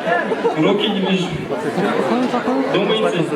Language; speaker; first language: Russian; non-native, fluent; Turkmen